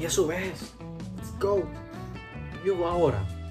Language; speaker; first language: English; early bilingual, other home language; Spanish